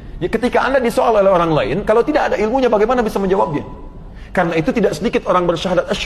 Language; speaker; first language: Indonesian; native; Indonesian